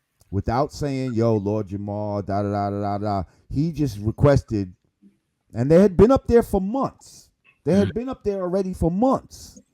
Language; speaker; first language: English; native; English